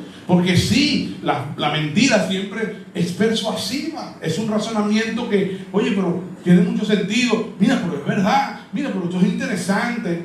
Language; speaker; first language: Spanish; native; Spanish